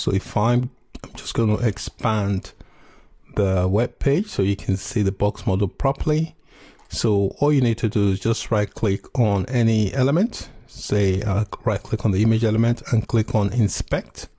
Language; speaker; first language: English; native; English